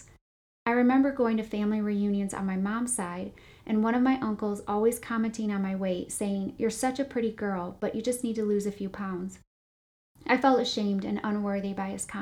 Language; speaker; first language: English; native; English